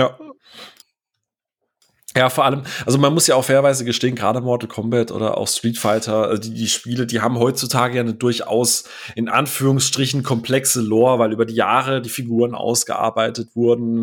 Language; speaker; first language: German; native; German